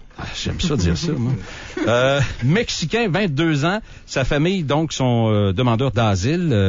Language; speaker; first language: French; native; French